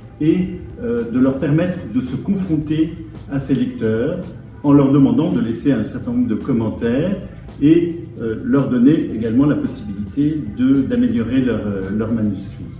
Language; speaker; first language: French; native; French